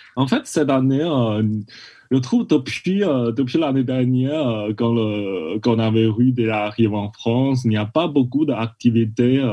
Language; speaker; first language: French; non-native, learner; Chinese